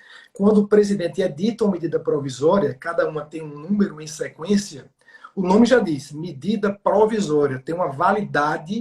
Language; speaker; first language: Portuguese; native; Portuguese